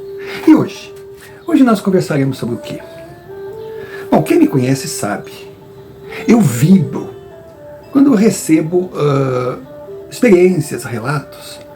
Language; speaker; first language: Portuguese; native; Portuguese